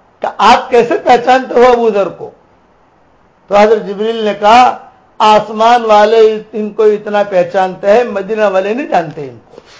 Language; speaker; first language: Urdu; non-native, local second language; Gujarati